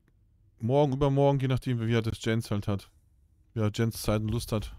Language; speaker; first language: German; native; German